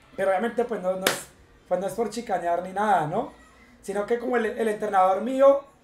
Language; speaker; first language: Spanish; native; Spanish